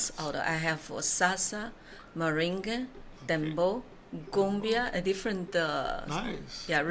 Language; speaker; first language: English; non-native, learner; Chinese